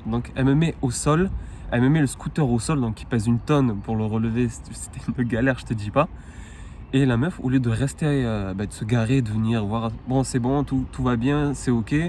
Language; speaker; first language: French; native; French